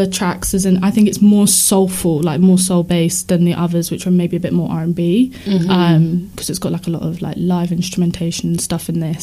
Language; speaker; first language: English; native; English